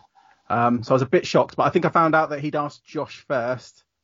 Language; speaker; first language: English; native; English